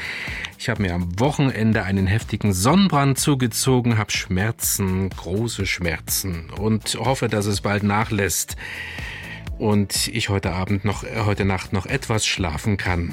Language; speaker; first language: German; native; German